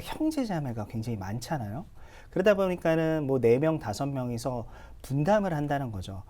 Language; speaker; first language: Korean; native; Korean